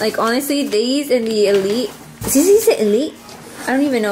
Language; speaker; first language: English; early bilingual, other home language; Spanish